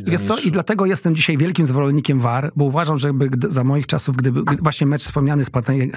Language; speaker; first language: Polish; native; Polish